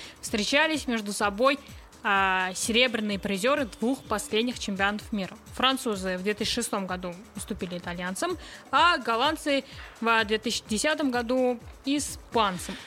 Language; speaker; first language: Russian; native; Russian